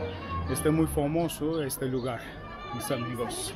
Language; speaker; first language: Spanish; non-native, learner; Turkish